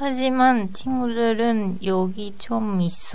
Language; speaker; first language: Korean; non-native, learner; Japanese